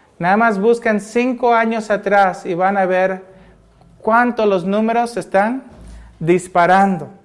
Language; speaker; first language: Spanish; early bilingual, heritage; Spanish